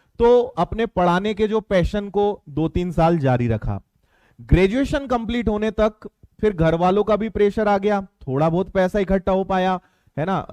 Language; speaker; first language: Hindi; native; Hindi